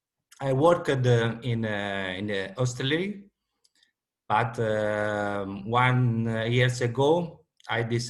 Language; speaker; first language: English; non-native, learner; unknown